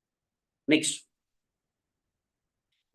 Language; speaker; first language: English; non-native, local second language; Kannada